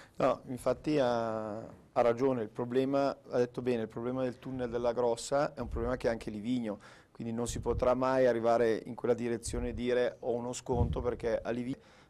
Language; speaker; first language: Italian; native; Italian